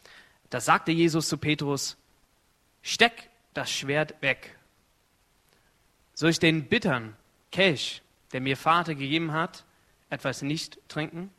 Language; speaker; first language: German; non-native, fluent; Arabic